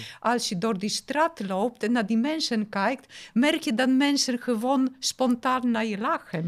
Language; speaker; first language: Dutch; non-native, fluent; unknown